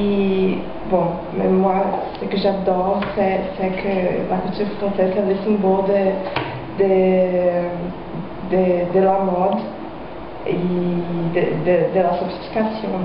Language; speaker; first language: French; non-native, fluent; Portuguese